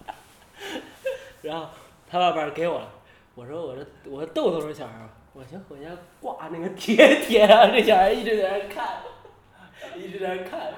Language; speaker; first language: Chinese; native; Chinese